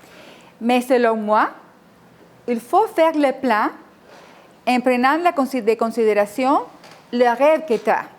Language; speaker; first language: French; non-native, fluent; Spanish